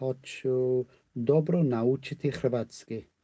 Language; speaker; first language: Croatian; non-native, learner; English